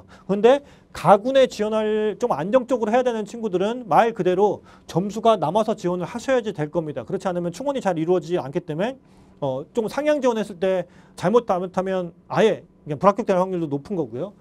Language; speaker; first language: Korean; native; Korean